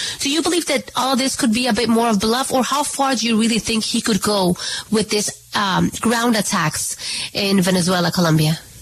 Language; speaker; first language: English; non-native, fluent; Spanish